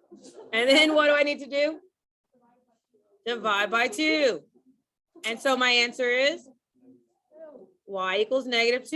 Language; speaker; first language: English; native; English